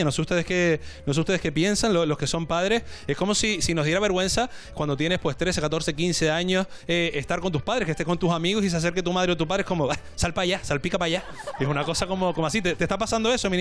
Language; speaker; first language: Spanish; native; Spanish